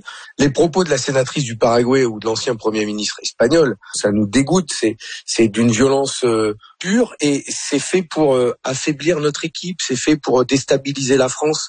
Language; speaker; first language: French; native; French